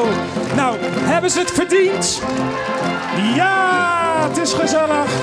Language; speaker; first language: Dutch; native; Dutch